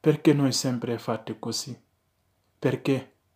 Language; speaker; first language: Italian; non-native, learner; Wolof